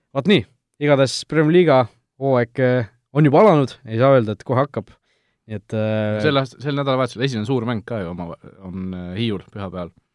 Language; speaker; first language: Estonian; native; Estonian